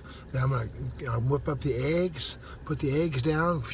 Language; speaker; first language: English; native; English